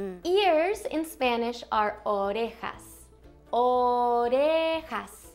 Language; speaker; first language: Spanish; early bilingual, heritage; Spanish